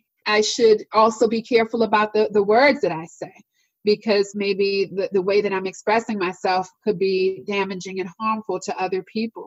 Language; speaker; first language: English; native; English